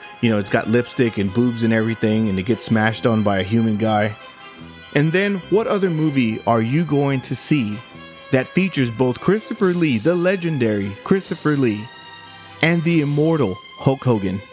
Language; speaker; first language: English; native; English